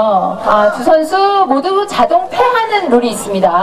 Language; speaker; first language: Korean; native; Korean